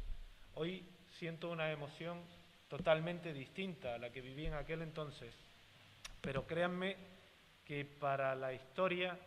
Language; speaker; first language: Spanish; native; Spanish